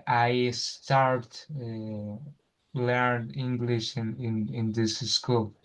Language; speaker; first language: English; non-native, learner; Spanish